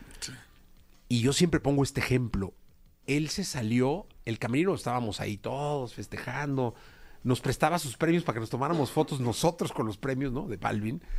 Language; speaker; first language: Spanish; native; Spanish